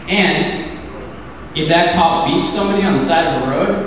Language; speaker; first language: English; native; English